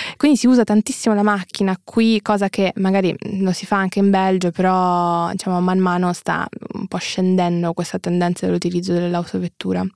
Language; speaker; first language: Italian; early bilingual, other home language; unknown